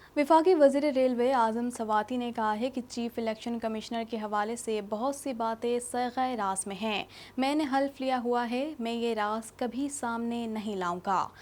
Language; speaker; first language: Urdu; native; Urdu